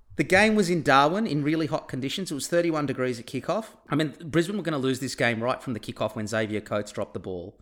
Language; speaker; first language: English; early bilingual, other home language; Turkish